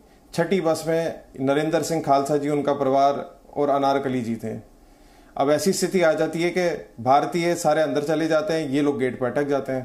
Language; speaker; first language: Hindi; native; Hindi